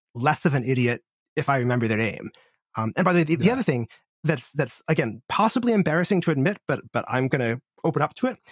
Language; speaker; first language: English; native; English